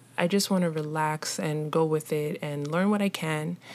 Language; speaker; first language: English; native; English